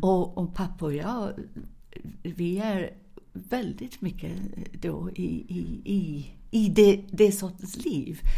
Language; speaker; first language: Swedish; non-native, fluent; English